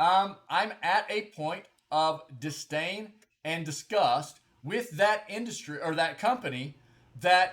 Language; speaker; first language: English; native; English